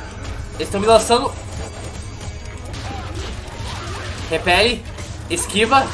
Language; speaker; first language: Portuguese; native; Portuguese